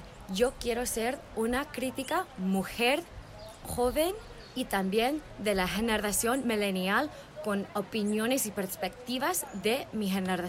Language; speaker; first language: Spanish; early bilingual, heritage; English